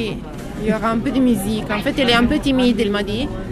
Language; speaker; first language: French; non-native, fluent; Italian